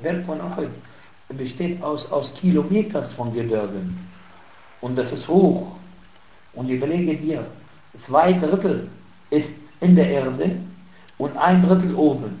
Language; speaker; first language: German; non-native, fluent; Arabic